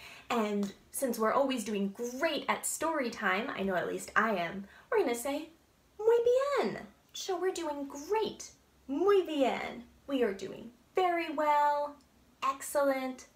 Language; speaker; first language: English; native; English